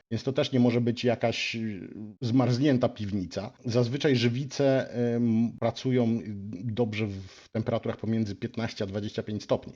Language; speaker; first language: Polish; native; Polish